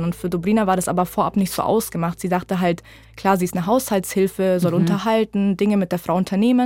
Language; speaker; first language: German; native; German